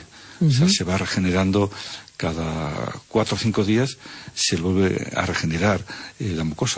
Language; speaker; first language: Spanish; native; Spanish